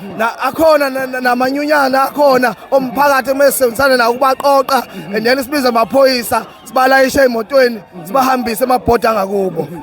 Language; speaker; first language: Zulu; native; Zulu